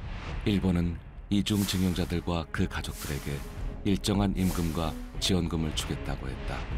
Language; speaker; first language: Korean; native; Korean